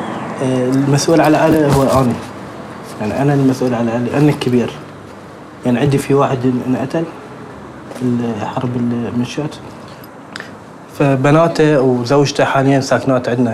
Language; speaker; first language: Arabic; native; Arabic